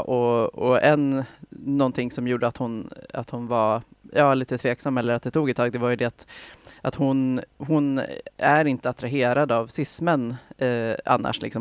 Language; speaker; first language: Swedish; native; Swedish